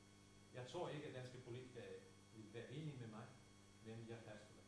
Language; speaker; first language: Danish; non-native, fluent; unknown